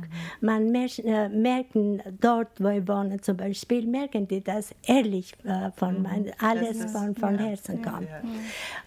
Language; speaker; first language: German; non-native, fluent; Albanian